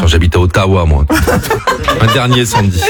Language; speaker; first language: French; native; French